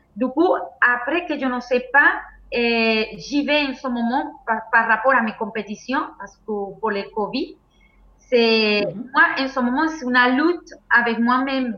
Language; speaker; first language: French; non-native, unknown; Spanish